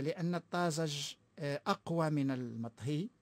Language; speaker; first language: Arabic; native; Arabic